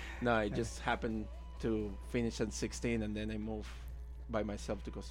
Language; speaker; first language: English; non-native, fluent; Spanish